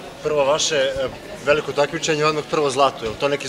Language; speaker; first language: Serbian; native; Serbian